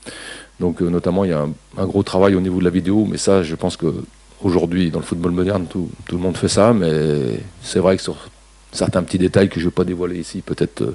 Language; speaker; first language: French; native; French